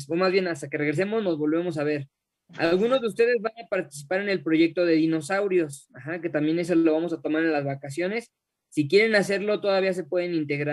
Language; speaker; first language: Spanish; native; Spanish